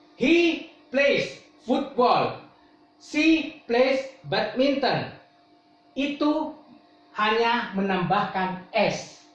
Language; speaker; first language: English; non-native, fluent; Indonesian